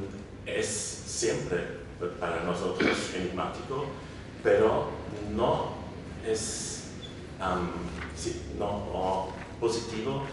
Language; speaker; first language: Spanish; non-native, learner; German